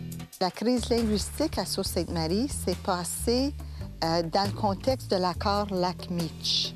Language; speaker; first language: French; native; French